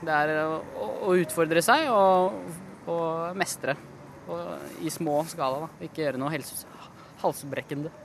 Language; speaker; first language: Norwegian; native; Norwegian